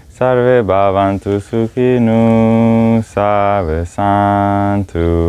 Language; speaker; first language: Hindi; non-native, learner; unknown